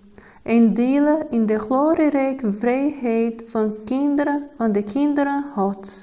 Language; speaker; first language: Dutch; non-native, fluent; Portuguese